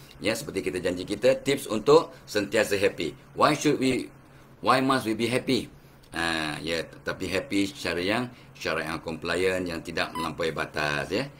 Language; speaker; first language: Malay; native; Malay